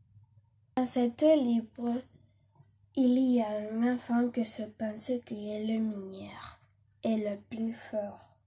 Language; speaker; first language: French; non-native, learner; Catalan